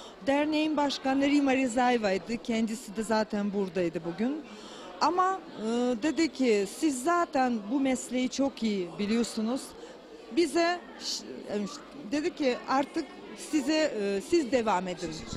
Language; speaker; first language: Turkish; non-native, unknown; Russian